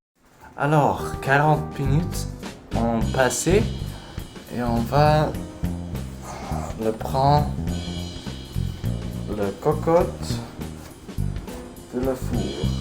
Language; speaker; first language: French; non-native, learner; English